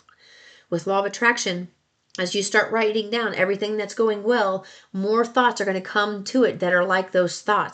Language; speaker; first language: English; native; English